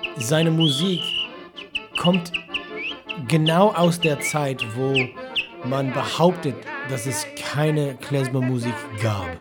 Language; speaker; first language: German; non-native, fluent; English